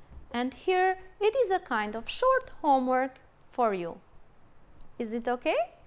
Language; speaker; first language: English; non-native, fluent; Albanian